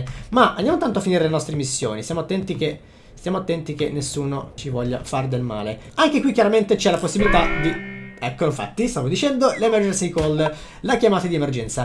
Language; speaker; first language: Italian; native; Italian